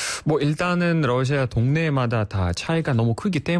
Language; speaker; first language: Korean; non-native, fluent; Russian